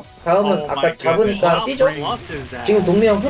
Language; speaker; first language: Korean; native; Korean